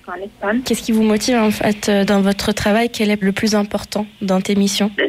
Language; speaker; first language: French; native; French